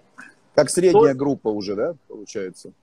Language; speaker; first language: Russian; native; Russian